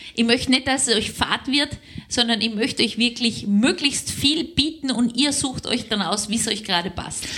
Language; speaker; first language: German; native; German